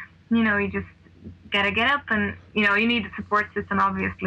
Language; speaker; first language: English; non-native, fluent; Hungarian